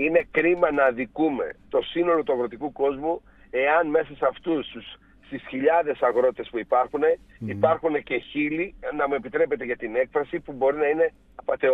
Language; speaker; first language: Greek; native; Greek